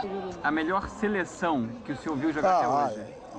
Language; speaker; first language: Portuguese; native; Portuguese